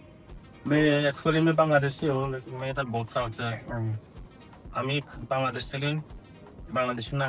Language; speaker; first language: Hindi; non-native, learner; Bangla